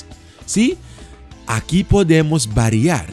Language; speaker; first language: Spanish; non-native, fluent; Dutch